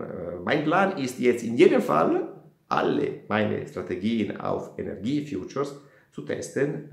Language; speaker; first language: German; non-native, fluent; Italian